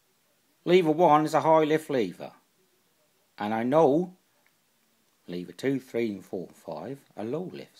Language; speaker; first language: English; native; English